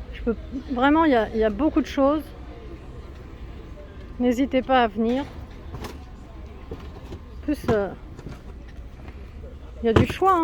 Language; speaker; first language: French; native; French